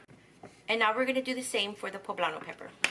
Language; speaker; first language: English; native; English